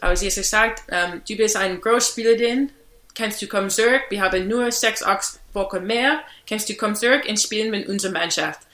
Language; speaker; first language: German; non-native, learner; English